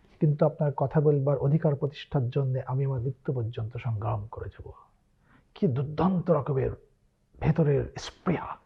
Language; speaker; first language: Bangla; native; Bangla